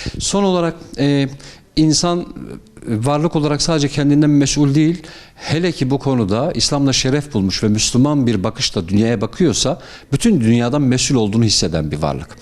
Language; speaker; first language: Turkish; native; Turkish